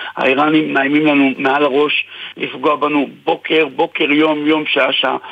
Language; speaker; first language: Hebrew; native; Hebrew